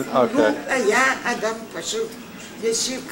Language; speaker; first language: Hebrew; non-native, fluent; Spanish